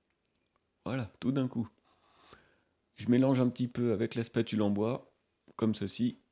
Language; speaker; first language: French; native; French